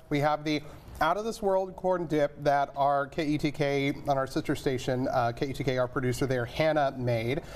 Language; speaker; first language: English; native; English